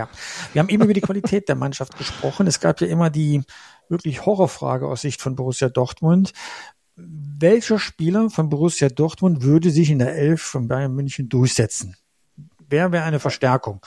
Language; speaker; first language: German; native; German